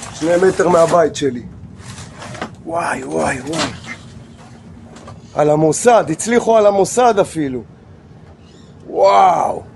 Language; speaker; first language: Hebrew; native; Hebrew